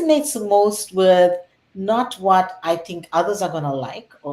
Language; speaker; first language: English; native; English